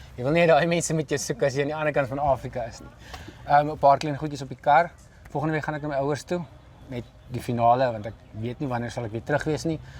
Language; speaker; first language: Afrikaans; native; Afrikaans